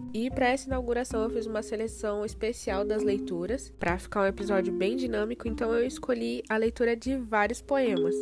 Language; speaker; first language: Portuguese; native; Portuguese